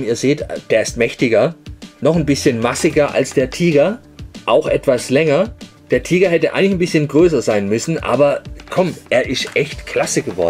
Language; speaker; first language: German; native; German